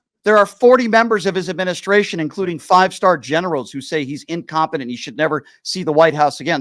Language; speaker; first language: English; native; English